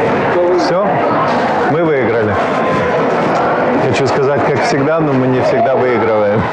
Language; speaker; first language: Russian; early bilingual, heritage; Russian